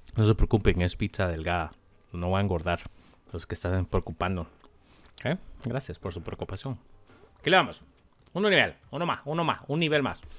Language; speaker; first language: Spanish; early bilingual, heritage; Spanish